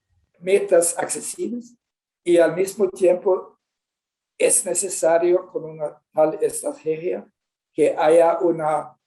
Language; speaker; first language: Spanish; non-native, fluent; Swedish